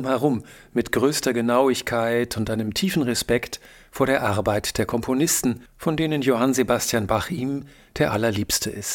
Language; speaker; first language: German; native; German